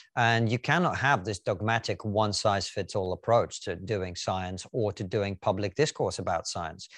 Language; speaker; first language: English; non-native, fluent; Russian